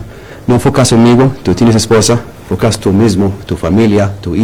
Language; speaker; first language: Spanish; non-native, learner; Arabic